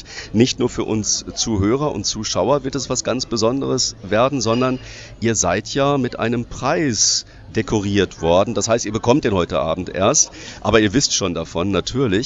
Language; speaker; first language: German; native; German